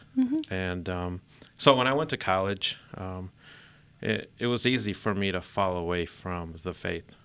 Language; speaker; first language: English; early bilingual, other home language; Filipino